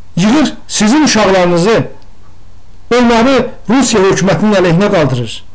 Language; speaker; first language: Azerbaijani; non-native, local second language; Talysh